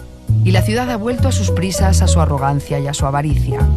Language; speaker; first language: Spanish; native; Spanish